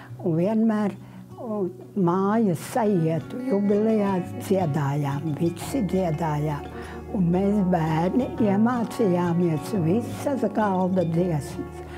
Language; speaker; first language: Latvian; native; Latvian